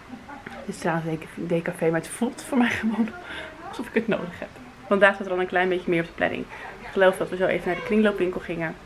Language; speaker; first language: Dutch; native; Dutch